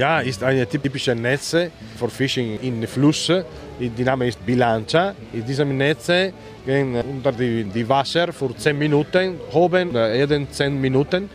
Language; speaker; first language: German; non-native, learner; Italian